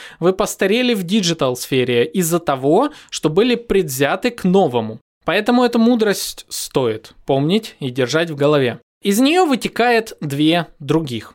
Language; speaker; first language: Russian; native; Russian